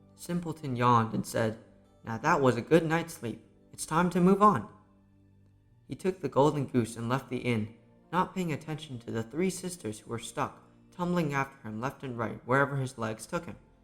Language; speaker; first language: English; native; English